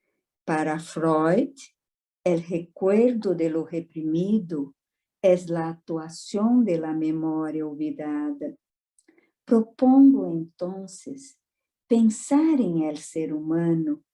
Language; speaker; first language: Spanish; non-native, fluent; Portuguese